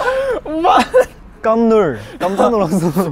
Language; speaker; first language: Korean; non-native, learner; Chinese